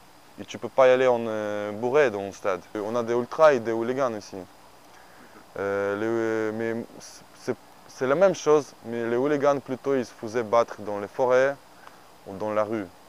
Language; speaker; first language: French; non-native, learner; Ukrainian